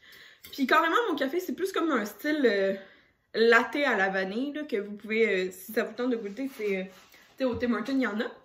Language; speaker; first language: French; native; French